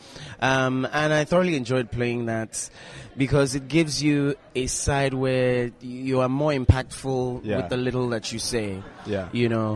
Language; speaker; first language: English; non-native, local second language; Igbo